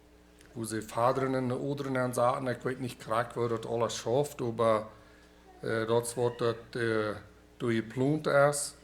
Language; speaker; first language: German; early bilingual, heritage; Plautdietsch